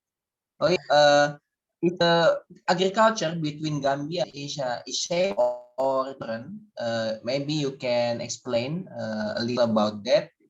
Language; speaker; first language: English; non-native, learner; Indonesian